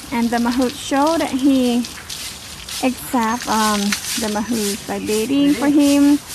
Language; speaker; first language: English; non-native, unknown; Thai